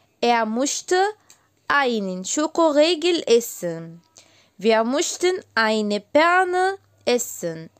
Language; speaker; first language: German; non-native, learner; Arabic